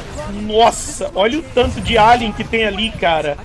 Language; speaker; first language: Portuguese; native; Portuguese